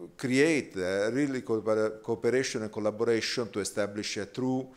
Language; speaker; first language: English; non-native, fluent; Italian